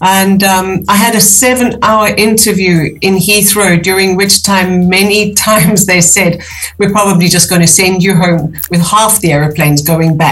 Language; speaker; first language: English; native; English